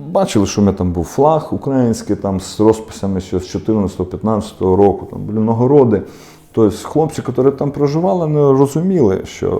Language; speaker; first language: Ukrainian; non-native, local second language; Russian